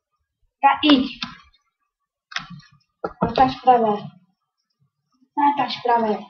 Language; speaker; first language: Czech; non-native, learner; Slovak